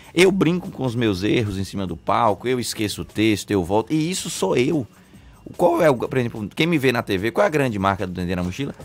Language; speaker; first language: Portuguese; native; Portuguese